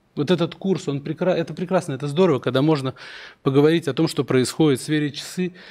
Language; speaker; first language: Russian; native; Russian